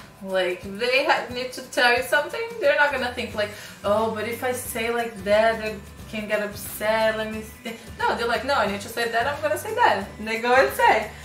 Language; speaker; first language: English; non-native, fluent; Portuguese